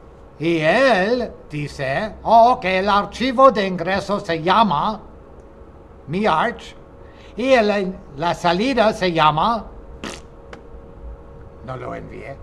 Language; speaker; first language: Spanish; non-native, fluent; English